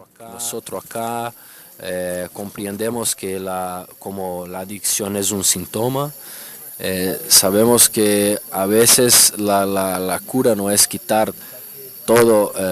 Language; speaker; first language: Spanish; non-native, fluent; Portuguese